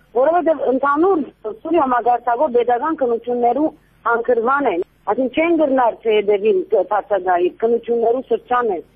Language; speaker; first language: Armenian; early bilingual, heritage; Armenian